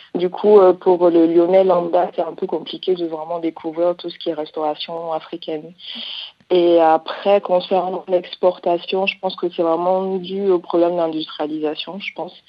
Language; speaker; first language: French; native; French